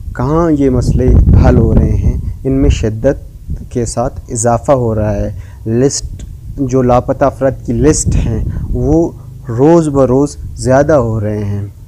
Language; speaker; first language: Urdu; non-native, local second language; Baluchi